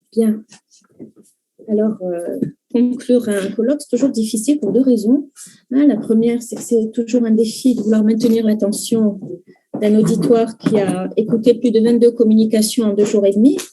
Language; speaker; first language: French; native; French